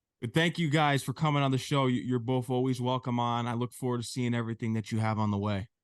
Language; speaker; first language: English; native; English